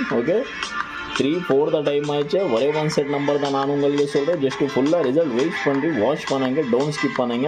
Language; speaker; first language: Tamil; non-native, local second language; Malayalam